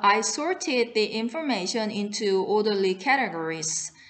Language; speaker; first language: English; non-native, fluent; Korean